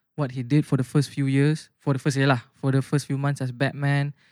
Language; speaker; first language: English; non-native, local second language; Malay